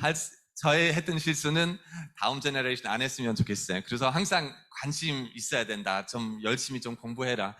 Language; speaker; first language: Korean; non-native, fluent; German